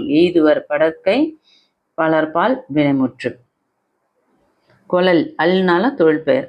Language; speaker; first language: Tamil; native; Tamil